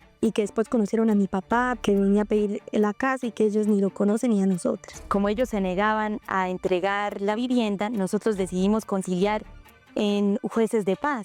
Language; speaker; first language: Spanish; native; Spanish